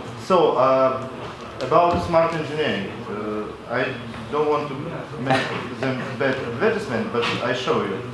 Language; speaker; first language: English; non-native, local second language; Latvian